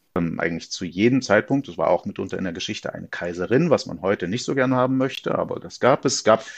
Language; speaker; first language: German; native; German